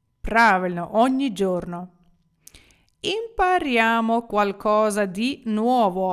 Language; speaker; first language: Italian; non-native, fluent; Ukrainian